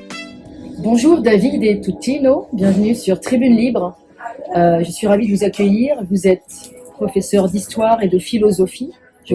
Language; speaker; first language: French; native; French